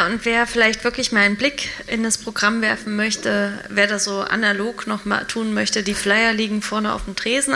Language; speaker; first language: German; native; German